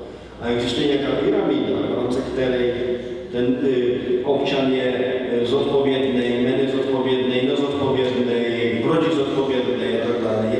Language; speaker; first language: Czech; non-native, fluent; Polish